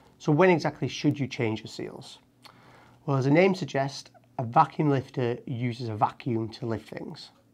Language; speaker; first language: English; native; English